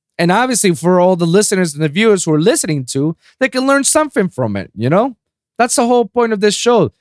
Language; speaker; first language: English; non-native, local second language; Spanish